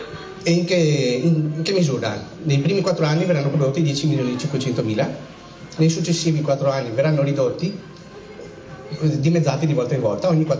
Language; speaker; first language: Italian; native; Italian